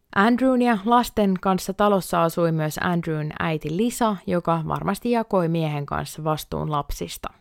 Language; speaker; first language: Finnish; native; Finnish